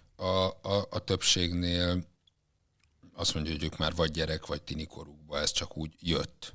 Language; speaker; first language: Hungarian; native; Hungarian